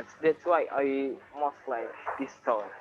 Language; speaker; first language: English; non-native, local second language; Indonesian